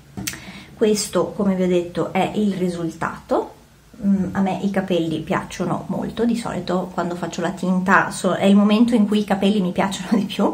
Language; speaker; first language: Italian; native; Italian